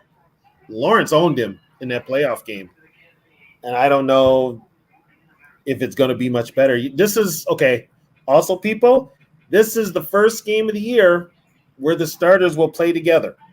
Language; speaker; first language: English; native; English